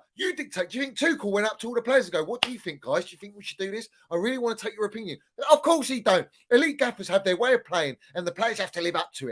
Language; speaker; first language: English; native; English